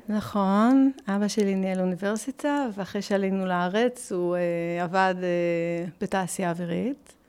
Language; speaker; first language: Hebrew; early bilingual, other home language; French